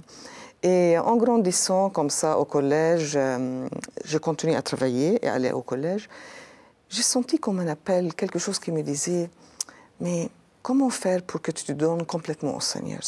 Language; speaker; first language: French; non-native, local second language; Arabic